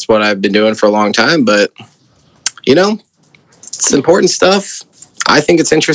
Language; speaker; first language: English; native; English